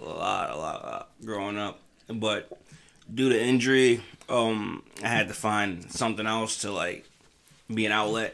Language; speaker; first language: English; native; English